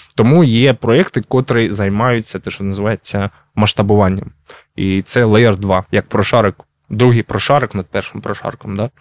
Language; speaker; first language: Ukrainian; non-native, local second language; Russian